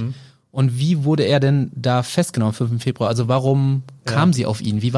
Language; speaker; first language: German; native; German